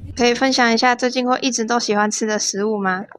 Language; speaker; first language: Chinese; native; Chinese